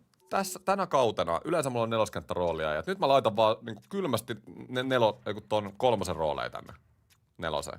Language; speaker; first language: Finnish; native; Finnish